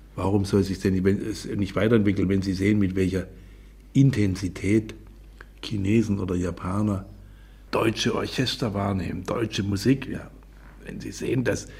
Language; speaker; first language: German; native; German